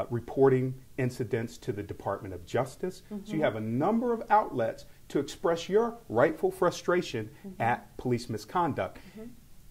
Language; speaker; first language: English; native; English